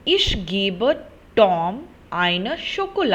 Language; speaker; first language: German; non-native, fluent; Hindi